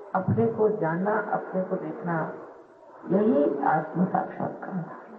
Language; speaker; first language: Hindi; non-native, local second language; Marathi